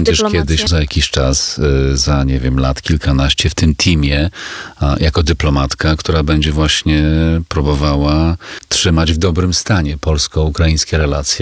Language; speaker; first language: Polish; native; Polish